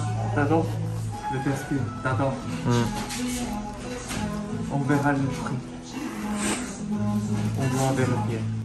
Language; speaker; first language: French; non-native, learner; Korean